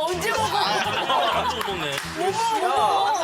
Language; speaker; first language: Korean; native; Korean